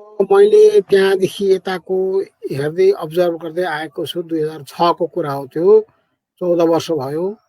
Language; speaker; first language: Nepali; native; Nepali